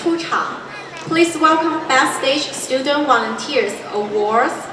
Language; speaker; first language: English; non-native, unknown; Chinese